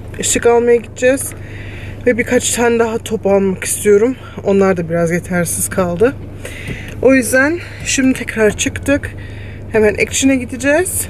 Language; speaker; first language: Turkish; early bilingual, other home language; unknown